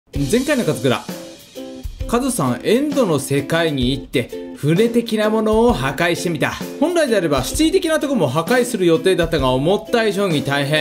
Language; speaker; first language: Japanese; native; Japanese